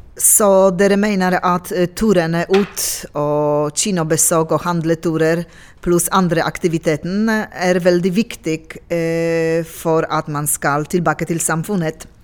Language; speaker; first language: Norwegian; non-native, fluent; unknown